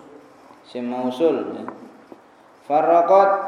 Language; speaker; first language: Arabic; non-native, fluent; Indonesian